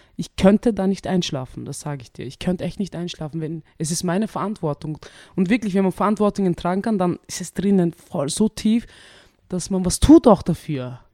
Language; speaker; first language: German; early bilingual, other home language; Turkish